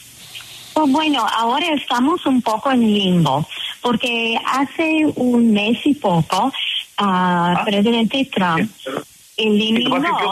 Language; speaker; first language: Spanish; non-native, fluent; English